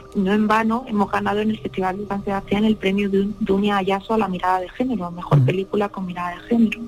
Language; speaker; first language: Spanish; native; Spanish